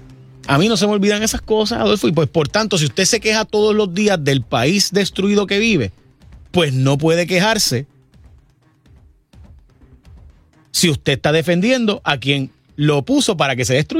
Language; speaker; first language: Spanish; native; Spanish